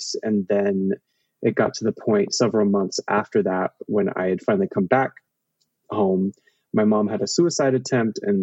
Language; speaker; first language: English; native; English